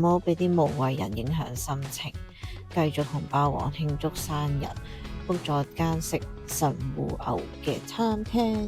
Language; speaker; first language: Cantonese; native; Cantonese